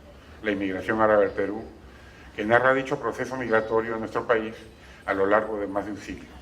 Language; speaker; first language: Spanish; native; Spanish